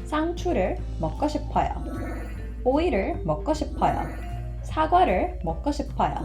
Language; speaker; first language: Korean; non-native, fluent; English